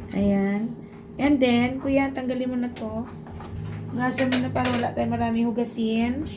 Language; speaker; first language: Filipino; native; Filipino